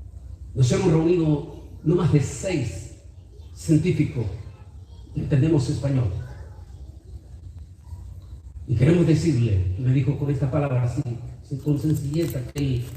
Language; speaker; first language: Spanish; native; Spanish